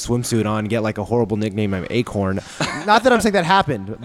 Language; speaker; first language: English; native; English